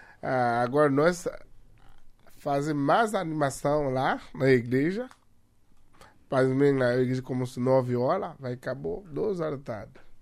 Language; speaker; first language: Portuguese; non-native, learner; Haitian Creole